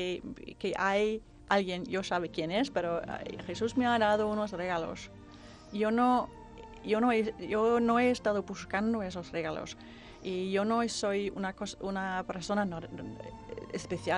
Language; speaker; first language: Spanish; non-native, fluent; Danish